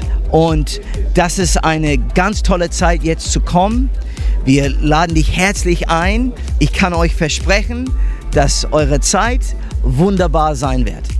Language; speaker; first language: German; non-native, fluent; English